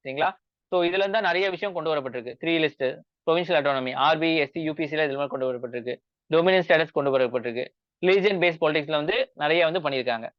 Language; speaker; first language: Tamil; native; Tamil